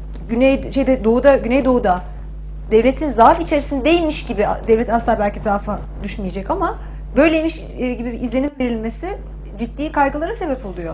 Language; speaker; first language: Turkish; native; Turkish